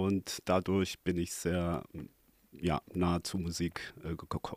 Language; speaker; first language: German; non-native, fluent; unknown